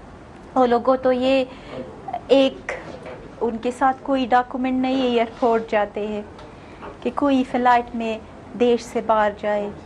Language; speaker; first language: Hindi; non-native, fluent; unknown